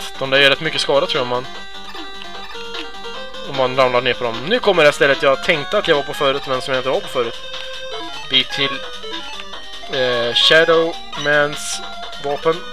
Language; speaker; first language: Swedish; native; Swedish